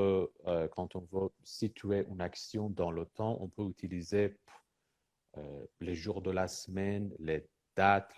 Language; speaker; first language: French; non-native, fluent; Persian